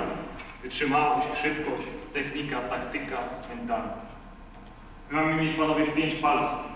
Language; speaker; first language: Polish; native; Polish